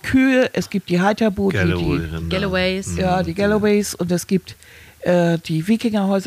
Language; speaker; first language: German; native; German